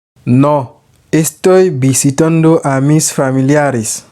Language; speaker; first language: Spanish; non-native, learner; Haitian Creole